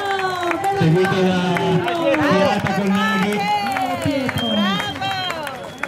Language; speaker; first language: Italian; native; Italian